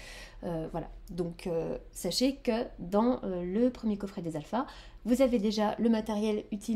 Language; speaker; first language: French; native; French